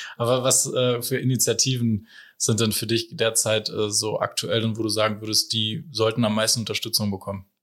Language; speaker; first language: German; native; German